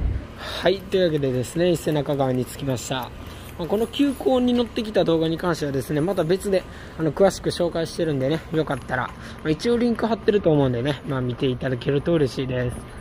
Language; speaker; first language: Japanese; native; Japanese